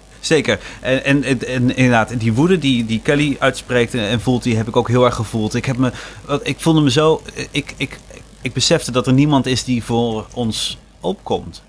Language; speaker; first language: Dutch; native; Dutch